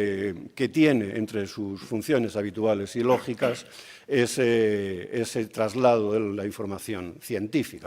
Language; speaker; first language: Spanish; native; Spanish